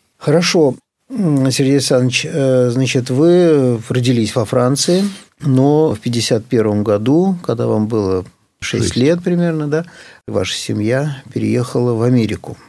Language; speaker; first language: Russian; native; Russian